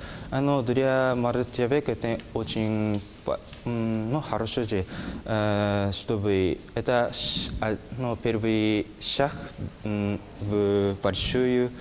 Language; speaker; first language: Russian; non-native, learner; Japanese